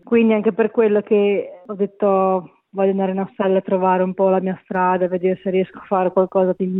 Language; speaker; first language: Italian; native; Italian